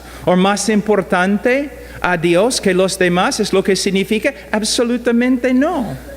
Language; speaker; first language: Spanish; non-native, fluent; English